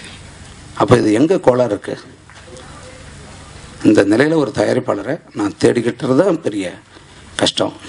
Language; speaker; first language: Tamil; native; Tamil